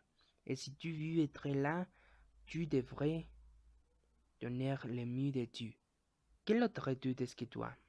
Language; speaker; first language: French; non-native, learner; Spanish